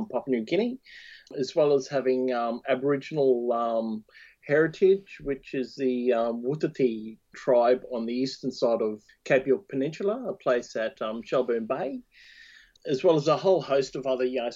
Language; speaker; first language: English; native; English